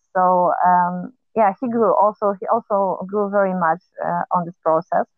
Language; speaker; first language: English; non-native, fluent; Polish